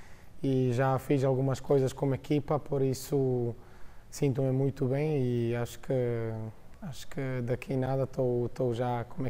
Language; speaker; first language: Portuguese; non-native, fluent; Croatian